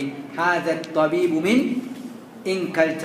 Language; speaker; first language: Arabic; non-native, fluent; Morisyen